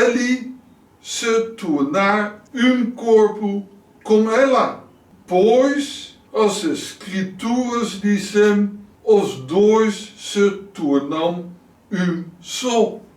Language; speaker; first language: Portuguese; non-native, learner; Dutch